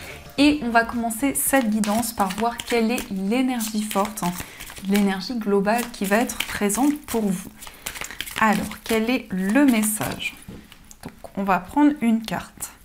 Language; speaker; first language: French; native; French